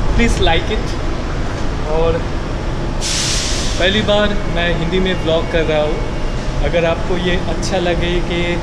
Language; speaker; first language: Hindi; non-native, local second language; Bangla